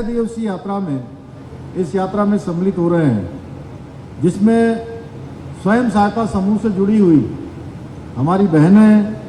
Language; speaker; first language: Hindi; native; Hindi